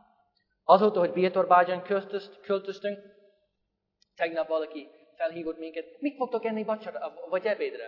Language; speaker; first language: Hungarian; non-native, fluent; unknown